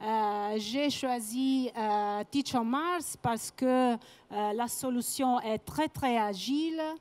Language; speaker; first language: French; non-native, fluent; Italian